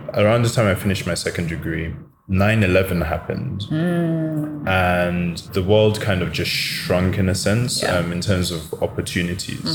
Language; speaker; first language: English; native; English